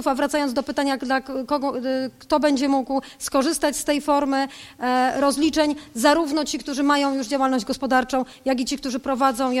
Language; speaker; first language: Polish; native; Polish